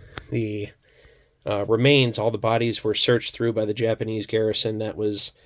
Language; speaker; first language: English; native; English